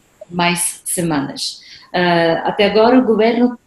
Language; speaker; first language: Portuguese; non-native, fluent; Spanish